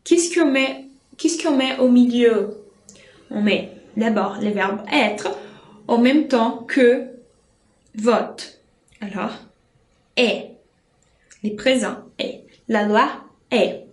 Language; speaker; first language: French; non-native, fluent; Portuguese